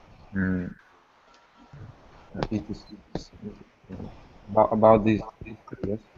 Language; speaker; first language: English; non-native, learner; Russian